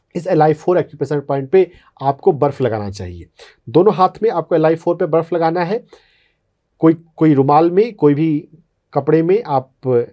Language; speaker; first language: Hindi; native; Hindi